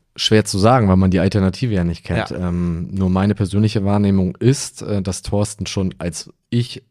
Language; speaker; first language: German; native; German